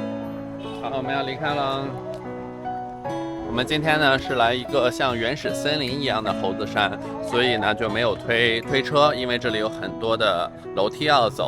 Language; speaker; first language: Chinese; native; Chinese